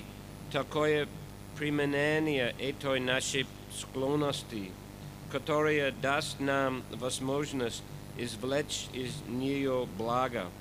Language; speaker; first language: Russian; non-native, fluent; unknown